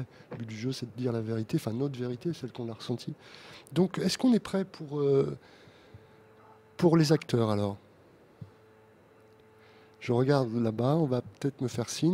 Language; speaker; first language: French; native; French